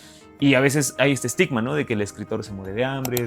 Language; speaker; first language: Spanish; native; Spanish